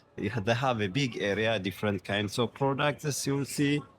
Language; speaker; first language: English; non-native, learner; Amharic